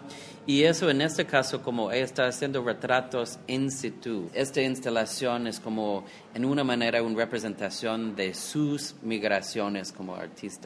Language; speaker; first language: Spanish; non-native, fluent; English